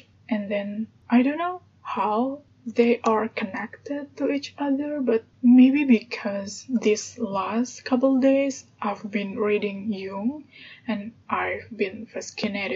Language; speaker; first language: English; non-native, fluent; Indonesian